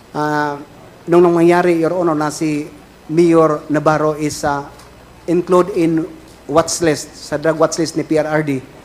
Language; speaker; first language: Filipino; non-native, local second language; Cebuano